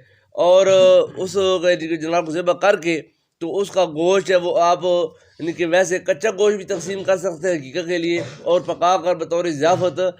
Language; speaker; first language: Urdu; native; Urdu